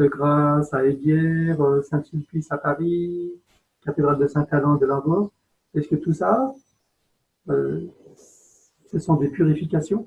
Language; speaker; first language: French; native; French